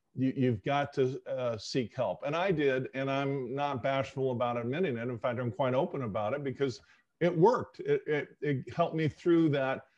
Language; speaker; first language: English; native; English